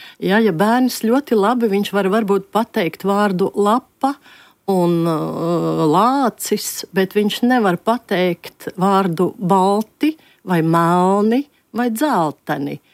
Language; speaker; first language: Latvian; native; Latvian